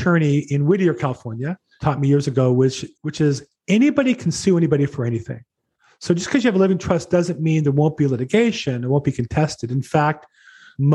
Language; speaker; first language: English; native; English